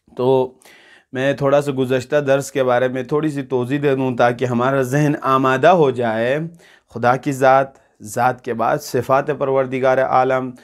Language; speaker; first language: Urdu; non-native, local second language; Balti